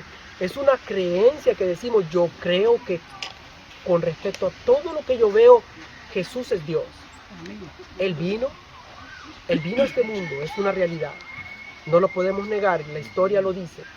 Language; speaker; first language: Spanish; native; Spanish